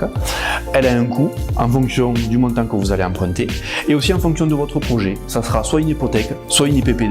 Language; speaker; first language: French; native; French